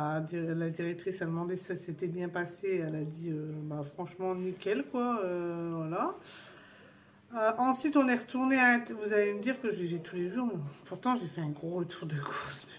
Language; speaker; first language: French; native; French